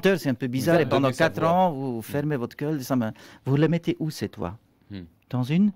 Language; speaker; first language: French; non-native, local second language; Swiss German